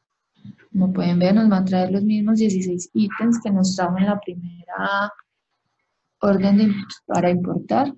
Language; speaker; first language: Spanish; native; Spanish